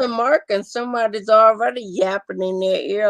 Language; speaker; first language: English; native; English